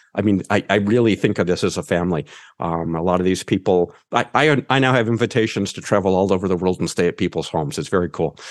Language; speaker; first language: English; native; English